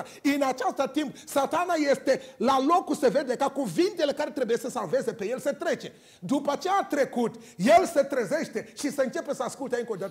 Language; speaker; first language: Romanian; non-native, learner; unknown